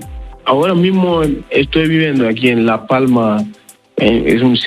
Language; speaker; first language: Spanish; non-native, learner; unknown